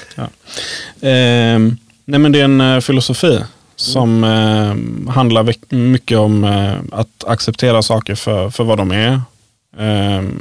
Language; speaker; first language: Swedish; early bilingual, other home language; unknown